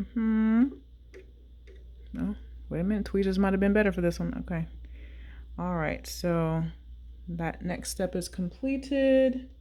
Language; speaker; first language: English; native; English